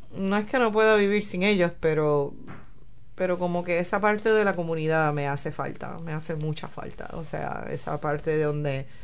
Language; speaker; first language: Spanish; native; Spanish